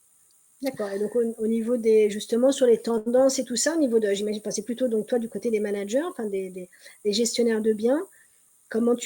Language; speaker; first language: French; native; French